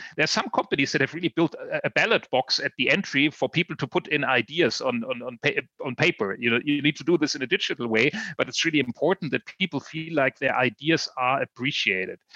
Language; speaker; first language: English; non-native, fluent; German